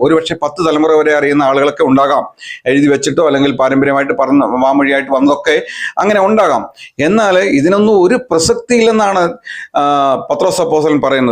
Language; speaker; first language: Malayalam; native; Malayalam